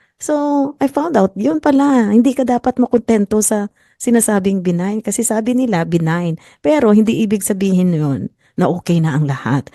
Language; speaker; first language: Filipino; non-native, local second language; Hiligaynon